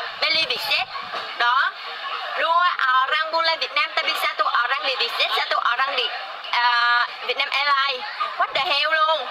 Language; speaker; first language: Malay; non-native, learner; Vietnamese